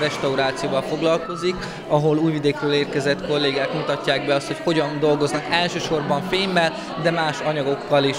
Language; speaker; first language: Hungarian; native; Hungarian